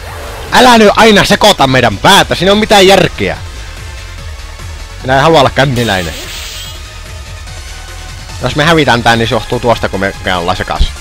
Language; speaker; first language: Finnish; native; Finnish